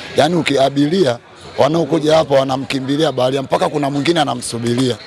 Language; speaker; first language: Swahili; native; Swahili